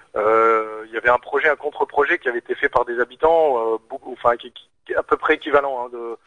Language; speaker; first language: French; native; French